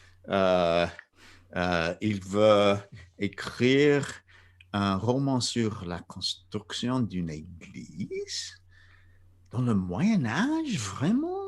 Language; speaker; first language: French; non-native, fluent; English